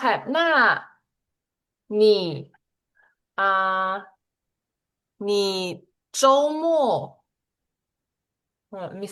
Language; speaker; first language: Chinese; non-native, fluent; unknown